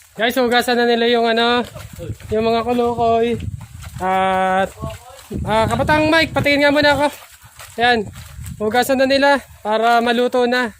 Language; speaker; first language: Filipino; native; Filipino